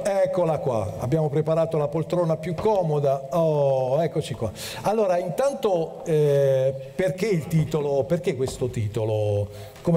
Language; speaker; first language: Italian; native; Italian